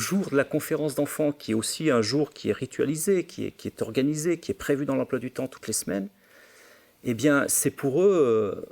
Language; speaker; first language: French; native; French